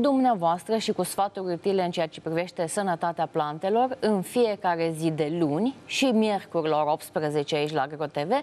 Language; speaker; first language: Romanian; native; Romanian